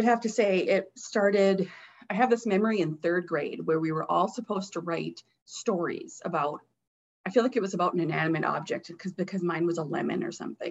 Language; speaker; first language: English; native; English